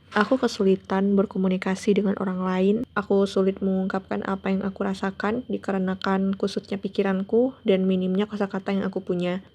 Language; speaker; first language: Indonesian; non-native, local second language; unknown